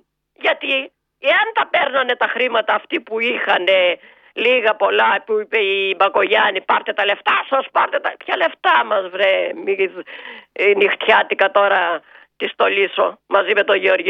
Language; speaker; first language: Greek; native; Greek